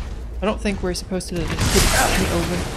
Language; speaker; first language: English; native; English